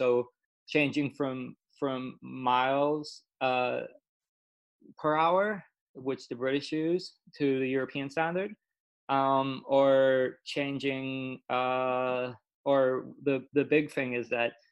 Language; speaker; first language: English; native; English